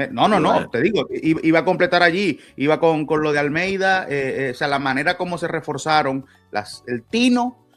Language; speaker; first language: Spanish; native; Spanish